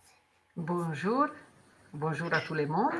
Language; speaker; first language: French; non-native, learner; Italian